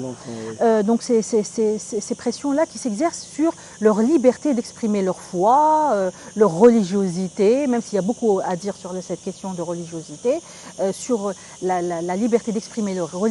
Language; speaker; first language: French; non-native, local second language; Arabic